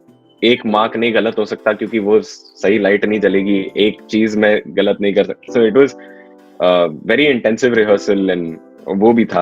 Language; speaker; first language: Hindi; native; Hindi